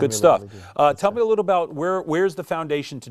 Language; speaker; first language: English; native; English